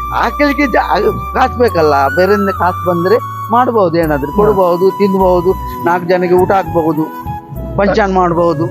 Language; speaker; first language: Kannada; non-native, local second language; Tulu